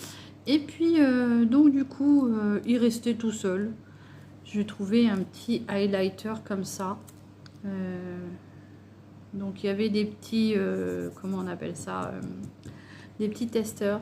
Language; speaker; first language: French; native; French